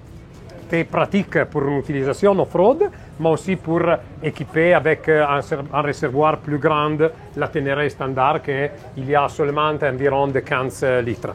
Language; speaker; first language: French; non-native, fluent; Italian